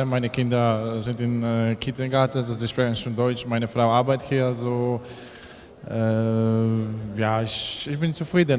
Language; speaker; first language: German; non-native, learner; Polish